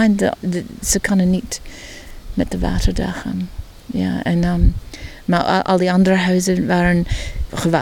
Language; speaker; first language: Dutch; early bilingual, heritage; Dutch